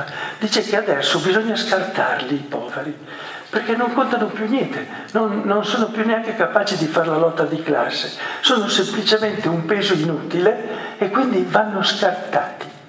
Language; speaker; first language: Italian; native; Italian